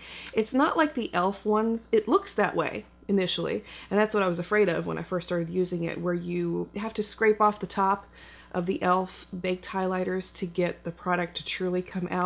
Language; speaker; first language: English; native; English